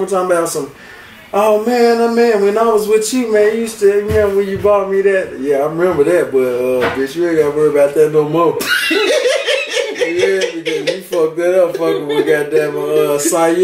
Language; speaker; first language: English; native; English